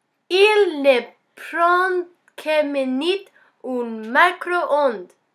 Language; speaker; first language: French; non-native, learner; English